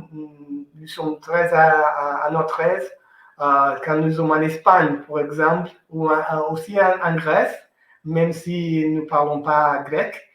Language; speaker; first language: French; non-native, fluent; Italian